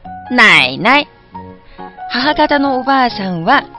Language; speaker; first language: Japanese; non-native, fluent; Chinese